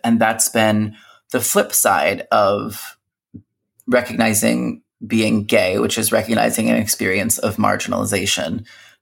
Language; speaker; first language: English; native; English